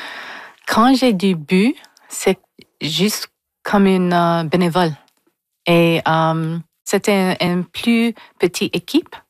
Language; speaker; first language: French; non-native, local second language; English